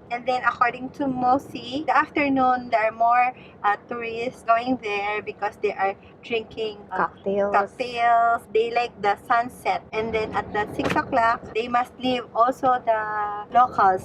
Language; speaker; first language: English; non-native, local second language; Filipino